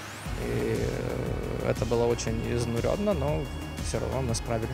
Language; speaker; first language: Russian; non-native, local second language; Romanian